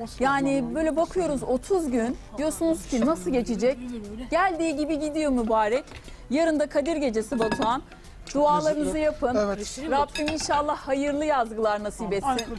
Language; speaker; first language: Turkish; native; Turkish